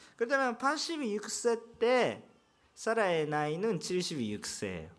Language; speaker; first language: Korean; non-native, fluent; Japanese